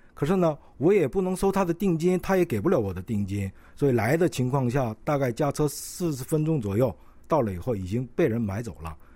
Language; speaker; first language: Chinese; non-native, local second language; Korean